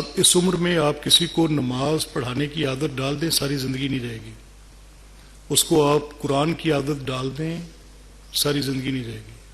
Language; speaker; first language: Urdu; non-native, local second language; Punjabi